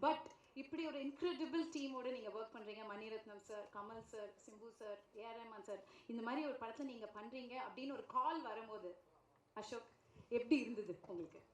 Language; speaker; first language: Tamil; native; Tamil